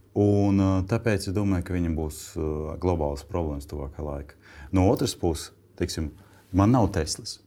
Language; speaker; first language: Latvian; non-native, local second language; Russian